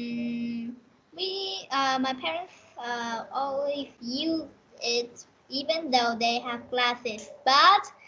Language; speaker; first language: English; non-native, learner; Vietnamese